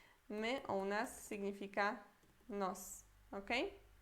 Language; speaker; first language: Portuguese; non-native, fluent; Polish